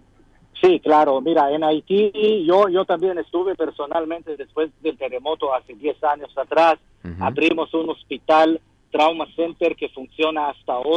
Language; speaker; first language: Spanish; non-native, fluent; Hebrew